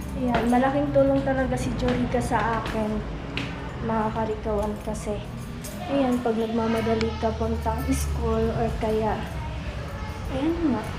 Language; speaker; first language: Filipino; non-native, local second language; Bikol